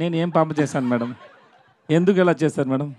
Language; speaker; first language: Telugu; non-native, learner; Tamil